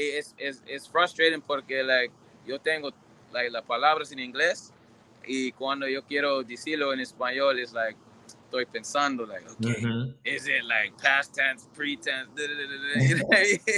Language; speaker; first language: Spanish; non-native, learner; English